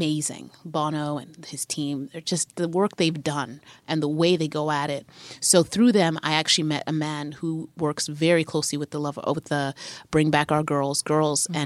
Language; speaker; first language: English; native; English